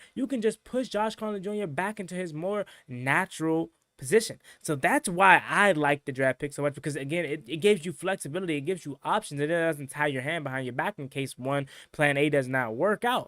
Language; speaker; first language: English; native; English